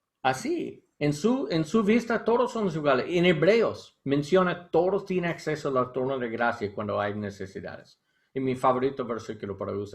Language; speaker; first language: Spanish; non-native, learner; English